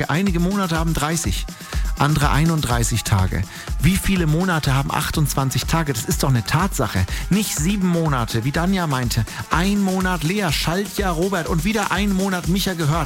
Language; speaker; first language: German; native; German